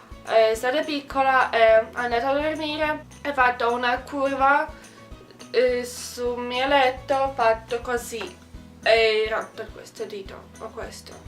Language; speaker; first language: Italian; non-native, learner; Russian